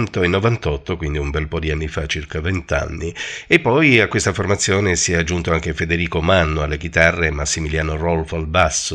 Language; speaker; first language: Italian; native; Italian